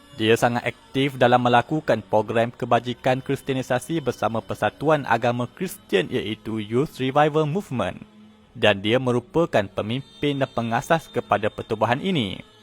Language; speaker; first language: Malay; native; Malay